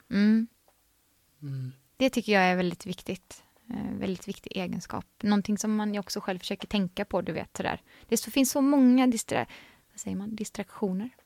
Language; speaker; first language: Swedish; native; Swedish